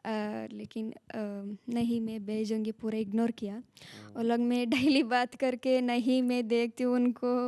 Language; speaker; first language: Hindi; non-native, local second language; Kannada